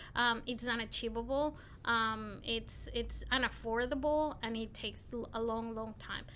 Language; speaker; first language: English; non-native, fluent; Spanish